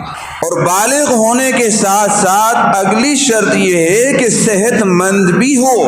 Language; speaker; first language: Urdu; native; Urdu